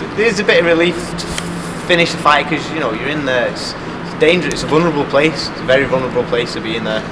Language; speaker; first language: English; native; English